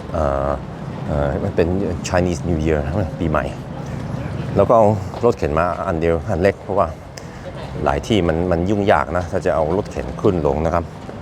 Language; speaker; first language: Thai; non-native, fluent; Norwegian